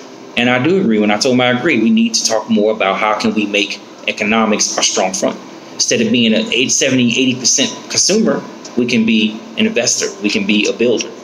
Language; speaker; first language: English; native; English